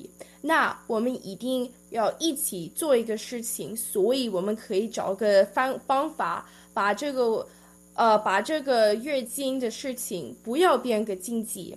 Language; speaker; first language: Chinese; early bilingual, heritage; Chinese